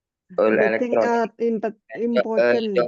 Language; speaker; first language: English; non-native, learner; Indonesian